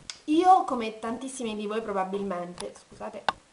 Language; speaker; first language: Italian; native; Italian